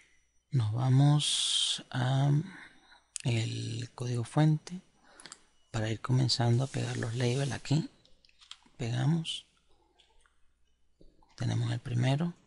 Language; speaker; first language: Spanish; native; Spanish